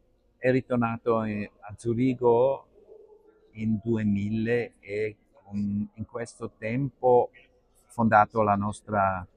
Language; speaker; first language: Italian; non-native, learner; Arabic